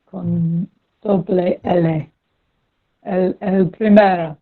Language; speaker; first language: Spanish; non-native, learner; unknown